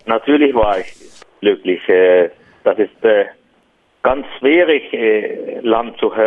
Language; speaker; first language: German; non-native, learner; Finnish